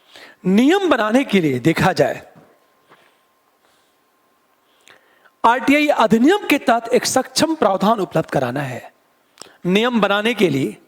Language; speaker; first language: Hindi; native; Hindi